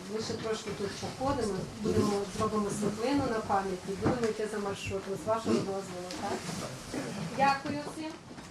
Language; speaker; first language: Ukrainian; native; Ukrainian